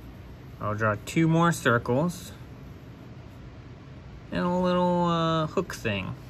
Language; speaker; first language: English; native; English